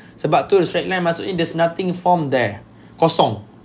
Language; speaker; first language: English; non-native, local second language; Malay